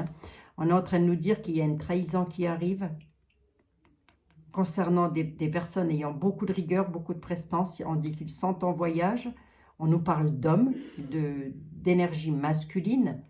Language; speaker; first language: French; native; French